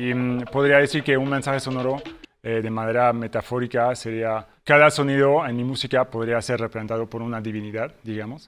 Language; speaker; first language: Spanish; non-native, fluent; French